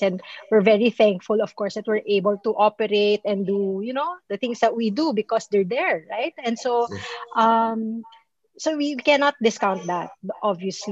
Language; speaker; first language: English; non-native, local second language; Filipino